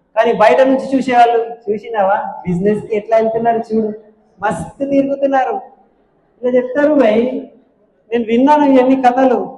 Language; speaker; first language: Telugu; non-native, local second language; Hindi